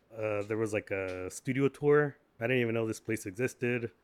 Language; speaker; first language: English; native; English